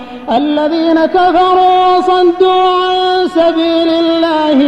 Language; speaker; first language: Arabic; native; Arabic